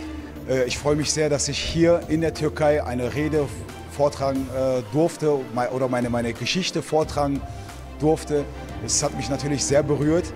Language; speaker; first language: German; early bilingual, other home language; Turkish